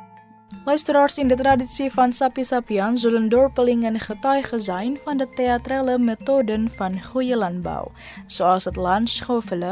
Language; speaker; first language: Dutch; non-native, fluent; Indonesian